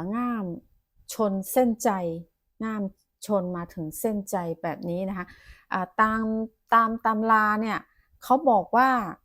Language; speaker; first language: Thai; non-native, local second language; Chinese